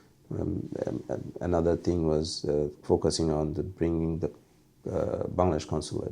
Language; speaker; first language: English; non-native, local second language; Bangla